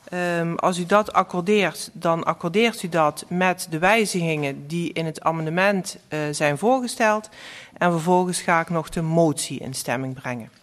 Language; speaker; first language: Dutch; native; Dutch